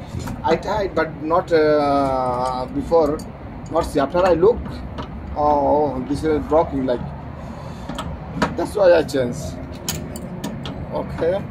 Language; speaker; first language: English; non-native, learner; Bangla